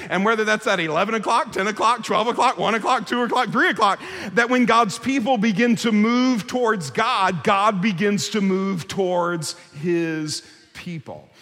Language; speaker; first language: English; native; English